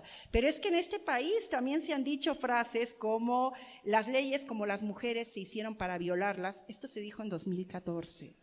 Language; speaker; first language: Spanish; native; Spanish